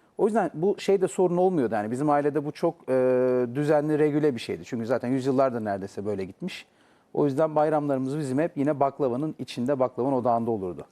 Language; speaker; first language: Turkish; native; Turkish